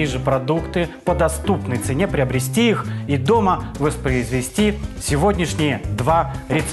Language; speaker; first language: Russian; native; Russian